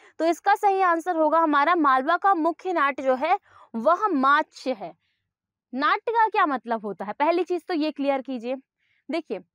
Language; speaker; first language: Hindi; native; Hindi